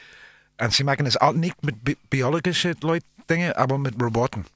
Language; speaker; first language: German; non-native, learner; English